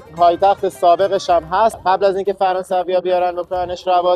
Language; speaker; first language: Persian; native; Persian